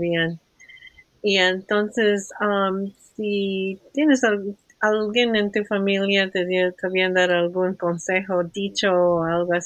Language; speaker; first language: Spanish; early bilingual, heritage; Spanish